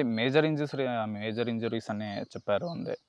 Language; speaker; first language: Telugu; non-native, learner; Kannada